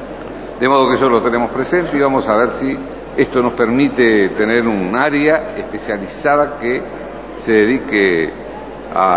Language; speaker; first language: Spanish; native; Spanish